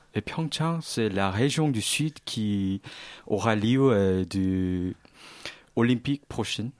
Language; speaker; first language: French; non-native, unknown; Korean